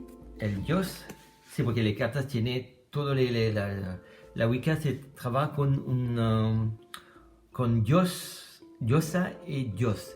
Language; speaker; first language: Spanish; non-native, learner; French